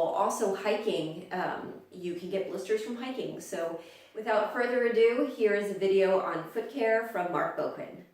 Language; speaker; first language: English; native; English